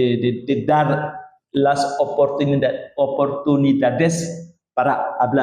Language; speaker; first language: Spanish; non-native, learner; Indonesian